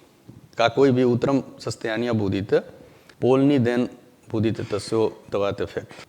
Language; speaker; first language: Russian; non-native, learner; Hindi